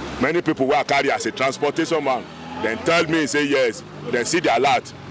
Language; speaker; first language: Nigerian Pidgin; non-native, local second language; Yoruba